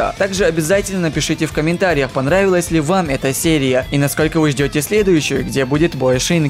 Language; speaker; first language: Russian; native; Russian